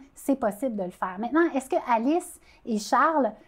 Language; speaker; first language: French; native; French